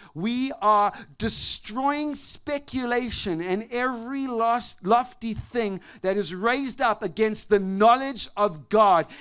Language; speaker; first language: English; native; English